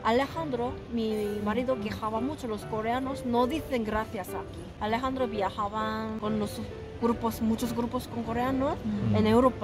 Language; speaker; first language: Spanish; non-native, fluent; Korean